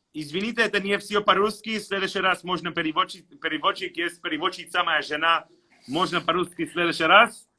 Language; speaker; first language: Russian; non-native, learner; Hebrew